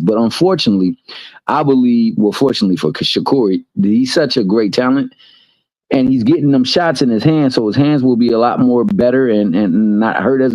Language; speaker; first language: English; native; English